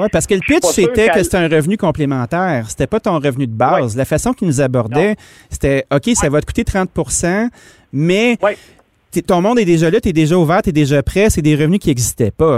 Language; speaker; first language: French; native; French